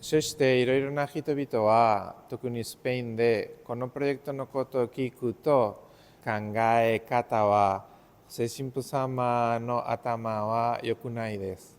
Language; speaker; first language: Japanese; non-native, learner; Spanish